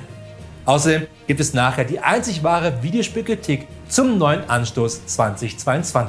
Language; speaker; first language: German; native; German